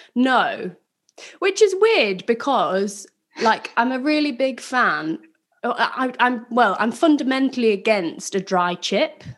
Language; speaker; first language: English; native; English